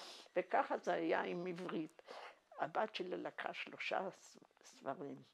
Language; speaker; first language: Hebrew; non-native, fluent; Yiddish